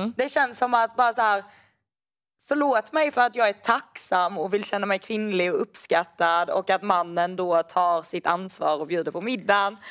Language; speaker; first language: Swedish; native; Swedish